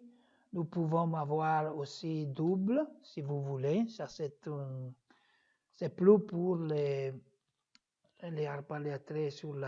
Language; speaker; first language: French; non-native, fluent; Italian